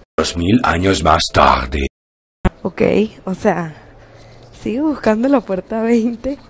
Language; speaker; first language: Spanish; native; Spanish